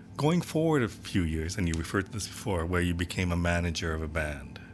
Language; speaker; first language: English; native; English